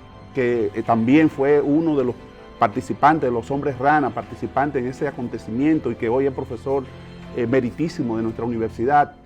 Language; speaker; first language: Spanish; native; Spanish